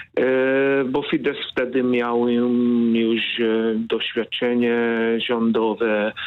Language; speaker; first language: Polish; non-native, fluent; Hungarian